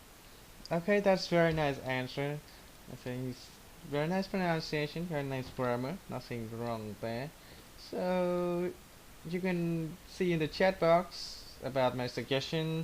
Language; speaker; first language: English; non-native, learner; Vietnamese